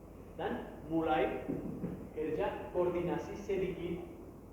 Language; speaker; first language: Indonesian; non-native, learner; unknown